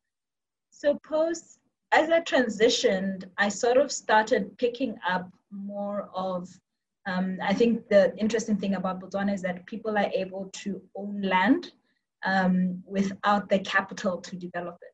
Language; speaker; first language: English; non-native, local second language; Tswana